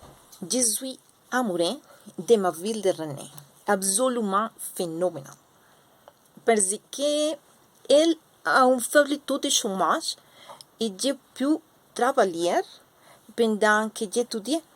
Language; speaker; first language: French; non-native, learner; Spanish